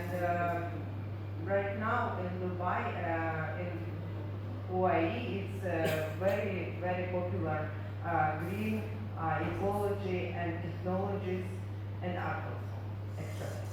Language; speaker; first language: English; non-native, learner; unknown